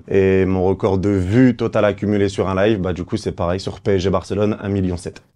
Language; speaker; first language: French; non-native, local second language; Kabyle